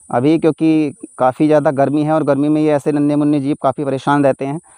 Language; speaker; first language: Hindi; native; Hindi